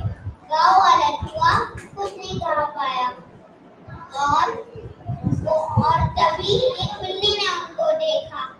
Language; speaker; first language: Hindi; native; Hindi